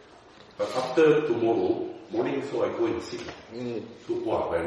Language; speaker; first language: English; non-native, learner; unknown